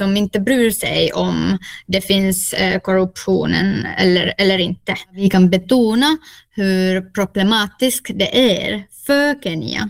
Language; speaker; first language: Swedish; non-native, local second language; Finnish